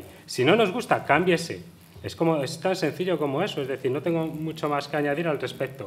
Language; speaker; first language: Spanish; native; Spanish